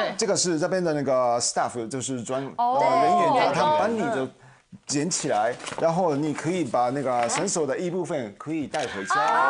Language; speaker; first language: Chinese; non-native, fluent; Japanese